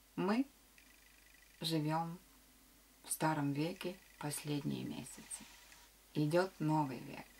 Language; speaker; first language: Russian; non-native, local second language; Latvian